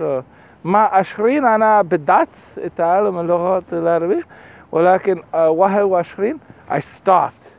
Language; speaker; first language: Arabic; non-native, learner; English